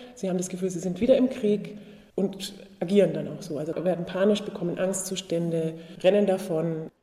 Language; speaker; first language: German; native; German